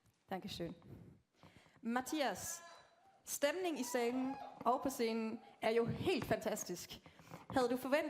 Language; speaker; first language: Danish; native; Danish